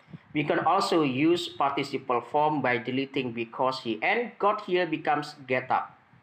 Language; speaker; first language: English; non-native, fluent; Indonesian